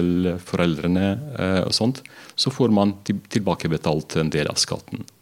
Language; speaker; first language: Norwegian; non-native, fluent; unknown